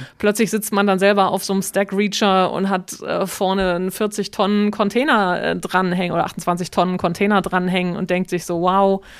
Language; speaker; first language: German; native; German